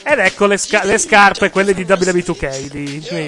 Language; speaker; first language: Italian; native; Italian